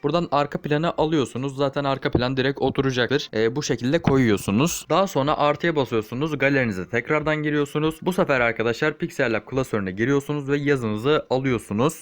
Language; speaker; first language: Turkish; native; Turkish